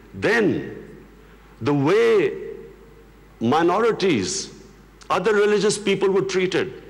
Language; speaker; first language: English; non-native, local second language; Urdu